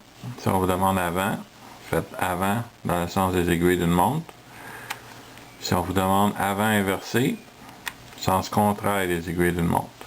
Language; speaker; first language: French; native; French